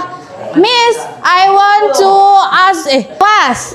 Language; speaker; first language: English; non-native, learner; Indonesian